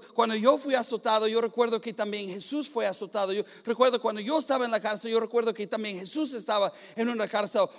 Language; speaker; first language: Spanish; non-native, fluent; English